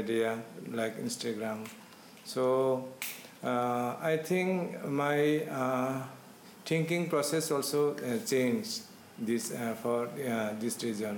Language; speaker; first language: English; non-native, local second language; Kok Borok